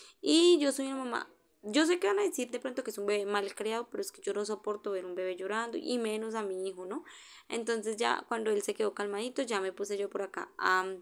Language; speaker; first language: Spanish; native; Spanish